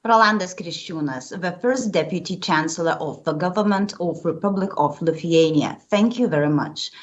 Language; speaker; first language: English; non-native, fluent; Lithuanian